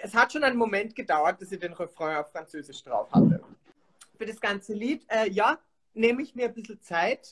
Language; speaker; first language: German; native; German